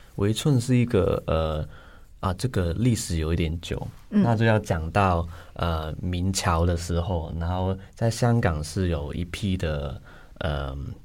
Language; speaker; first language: Chinese; non-native, local second language; Cantonese